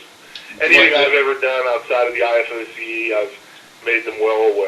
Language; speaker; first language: English; native; English